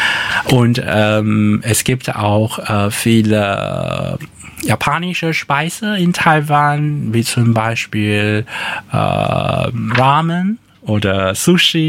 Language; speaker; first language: German; non-native, learner; Chinese